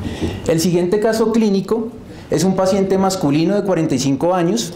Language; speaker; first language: Spanish; native; Spanish